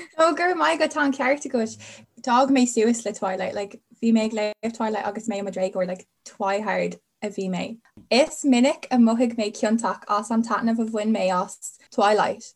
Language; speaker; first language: Irish; non-native, local second language; English